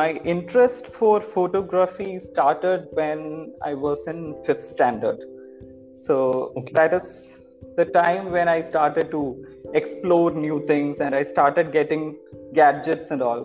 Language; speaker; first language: English; non-native, local second language; Malayalam